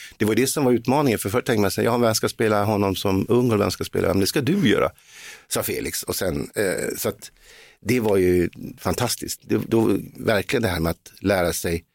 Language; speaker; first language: Swedish; native; Swedish